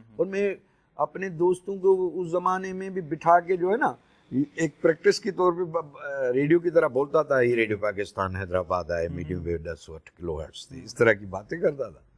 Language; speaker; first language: Urdu; non-native, local second language; Sindhi